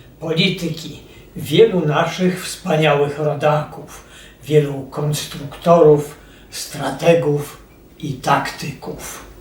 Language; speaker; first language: Polish; native; Polish